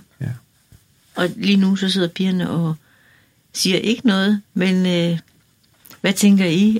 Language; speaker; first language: Danish; native; Danish